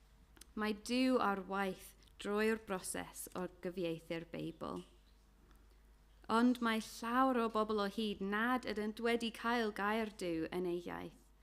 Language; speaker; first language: Welsh; non-native, fluent; English